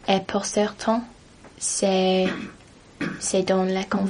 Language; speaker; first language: French; non-native, learner; English